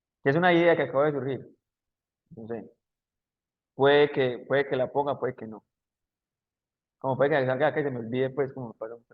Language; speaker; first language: Spanish; native; Spanish